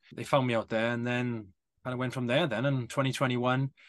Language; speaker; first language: English; native; English